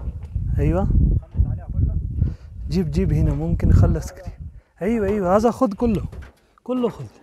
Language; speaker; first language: Arabic; non-native, learner; Urdu